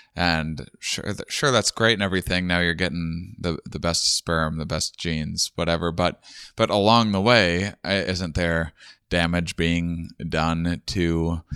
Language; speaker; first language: English; native; English